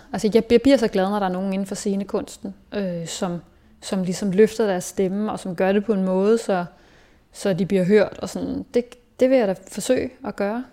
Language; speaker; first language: Danish; native; Danish